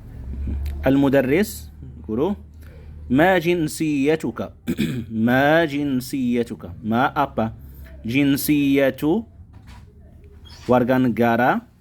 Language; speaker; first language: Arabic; non-native, fluent; Indonesian